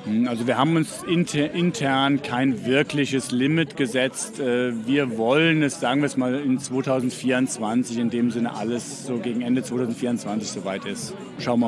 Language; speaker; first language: German; native; German